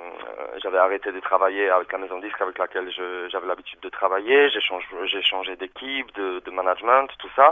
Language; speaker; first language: French; early bilingual, other home language; Polish